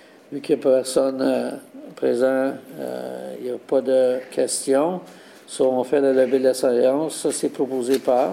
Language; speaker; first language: French; native; French